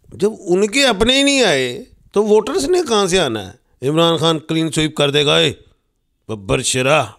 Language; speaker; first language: Urdu; non-native, local second language; Punjabi